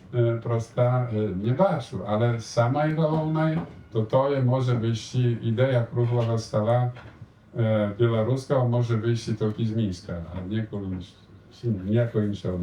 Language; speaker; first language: Polish; non-native, learner; Belarusian